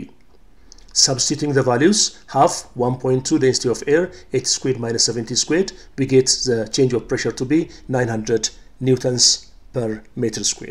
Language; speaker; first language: English; non-native, local second language; Amharic